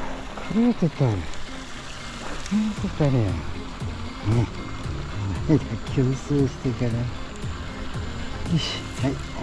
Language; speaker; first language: Japanese; native; Japanese